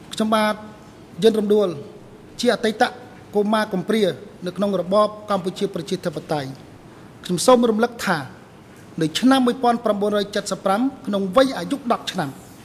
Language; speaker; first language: Khmer; native; Khmer